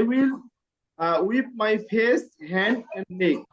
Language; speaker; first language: English; non-native, learner; Bangla